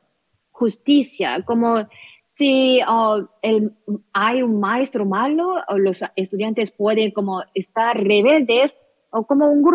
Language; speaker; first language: Spanish; non-native, learner; Korean